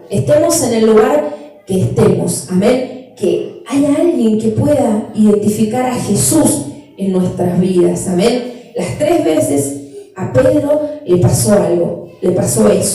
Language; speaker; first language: Spanish; native; Spanish